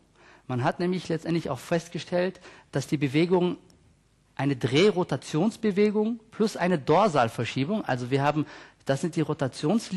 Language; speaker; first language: German; native; German